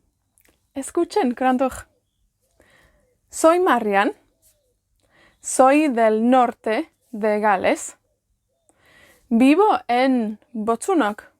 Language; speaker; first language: Spanish; non-native, fluent; Welsh